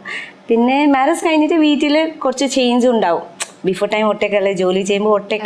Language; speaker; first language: Malayalam; non-native, learner; Nepali